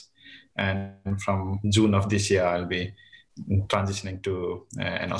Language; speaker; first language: English; non-native, local second language; Nepali